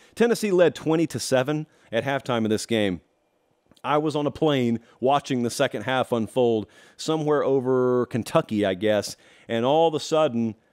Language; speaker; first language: English; native; English